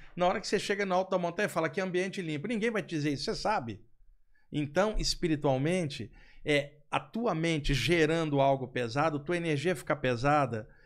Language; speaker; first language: Portuguese; native; Portuguese